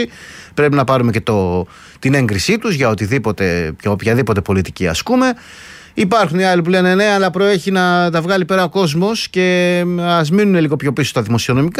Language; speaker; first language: Greek; native; Greek